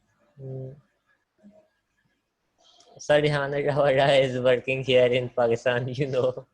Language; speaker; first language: English; non-native, learner; Punjabi